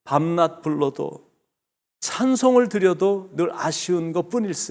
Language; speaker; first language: Korean; native; Korean